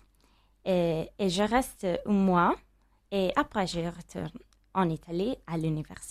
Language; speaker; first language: French; non-native, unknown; Italian